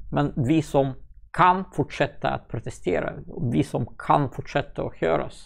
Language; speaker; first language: Swedish; non-native, fluent; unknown